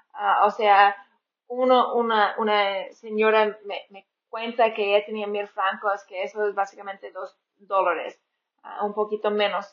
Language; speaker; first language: Spanish; non-native, fluent; English